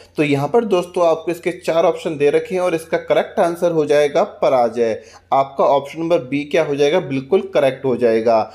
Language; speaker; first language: Hindi; native; Hindi